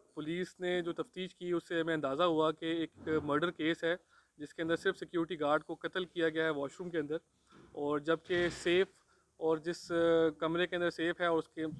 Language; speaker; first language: Urdu; non-native, local second language; Pashto